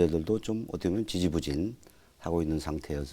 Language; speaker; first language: Korean; native; Korean